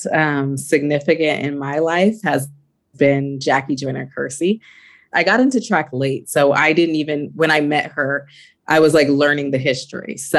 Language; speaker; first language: English; native; English